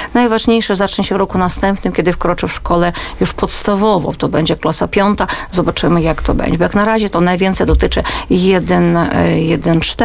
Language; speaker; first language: Polish; early bilingual, heritage; Polish